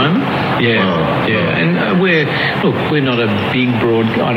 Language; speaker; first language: English; native; English